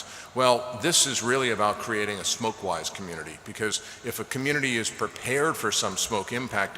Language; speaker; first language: English; native; English